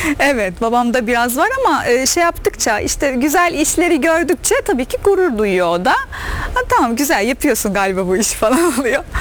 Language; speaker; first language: Turkish; non-native, fluent; Arabic